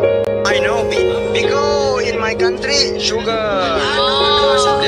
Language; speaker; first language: English; non-native, learner; Sundanese